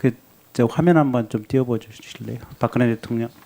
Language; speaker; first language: Korean; native; Korean